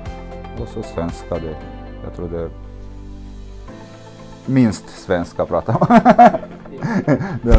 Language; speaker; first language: Swedish; non-native, fluent; Romanian